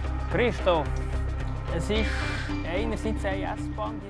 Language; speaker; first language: German; native; German